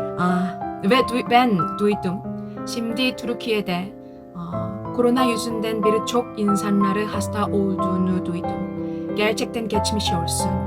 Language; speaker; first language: Turkish; non-native, learner; Korean